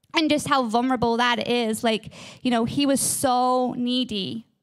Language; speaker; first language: English; native; English